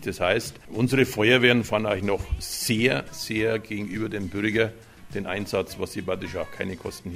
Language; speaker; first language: German; native; German